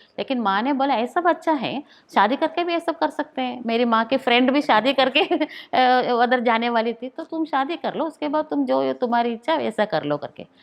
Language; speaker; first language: Hindi; non-native, local second language; Malayalam